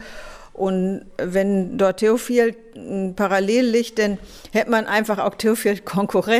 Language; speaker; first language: German; native; German